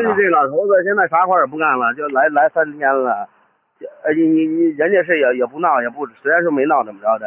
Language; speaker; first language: Chinese; native; Chinese